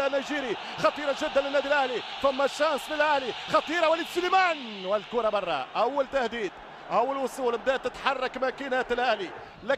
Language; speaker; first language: Arabic; native; Arabic